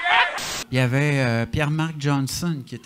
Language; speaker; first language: French; native; French